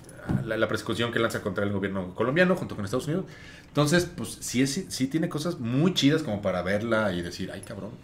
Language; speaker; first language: Spanish; native; Spanish